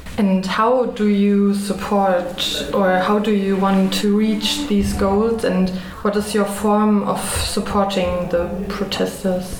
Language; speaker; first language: English; non-native, fluent; German